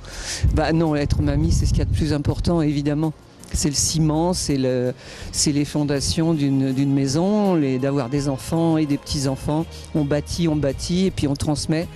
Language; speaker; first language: French; native; French